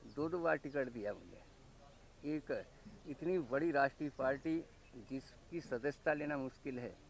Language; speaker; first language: Hindi; native; Hindi